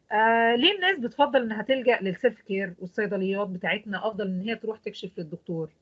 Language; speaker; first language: Arabic; native; Arabic